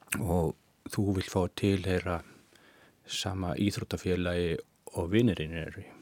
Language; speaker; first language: Icelandic; native; Icelandic